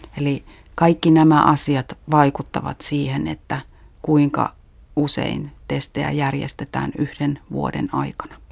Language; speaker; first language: Finnish; native; Finnish